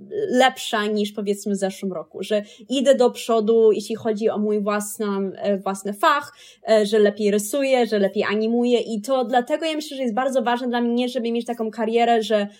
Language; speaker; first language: Polish; early bilingual, heritage; Polish